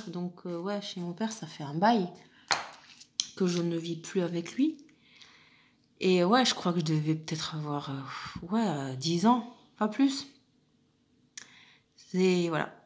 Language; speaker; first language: French; native; French